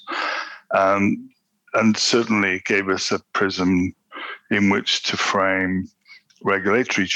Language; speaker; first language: English; native; English